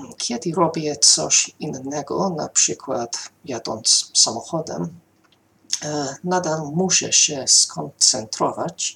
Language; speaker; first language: Polish; non-native, fluent; English